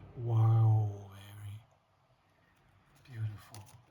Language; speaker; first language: English; non-native, learner; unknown